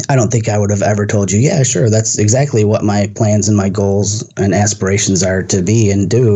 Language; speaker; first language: English; native; English